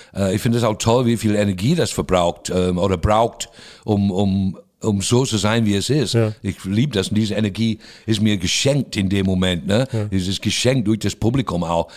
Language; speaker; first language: German; non-native, fluent; English